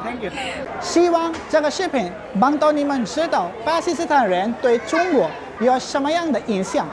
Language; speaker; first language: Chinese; non-native, fluent; Urdu